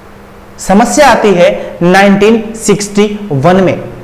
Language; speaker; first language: Hindi; native; Hindi